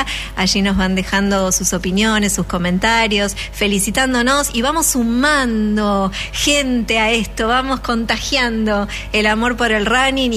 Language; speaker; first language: Spanish; native; Spanish